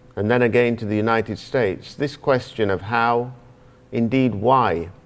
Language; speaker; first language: English; native; English